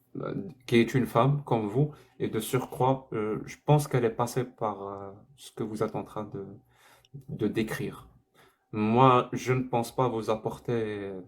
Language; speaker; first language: French; native; French